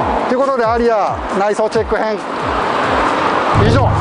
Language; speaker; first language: Japanese; native; Japanese